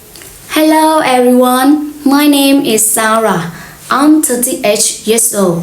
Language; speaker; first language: English; non-native, fluent; Vietnamese